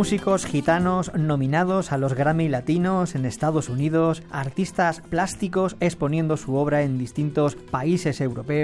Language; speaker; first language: Spanish; native; Spanish